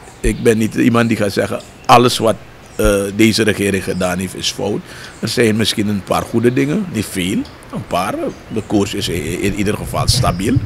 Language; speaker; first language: Dutch; native; Dutch